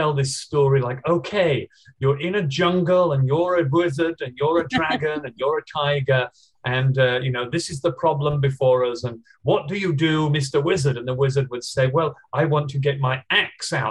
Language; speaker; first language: English; native; English